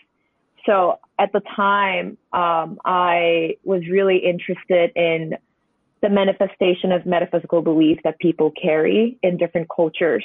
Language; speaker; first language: English; non-native, local second language; Cantonese